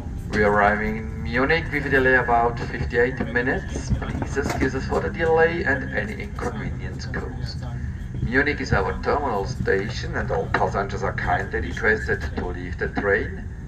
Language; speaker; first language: English; non-native, fluent; German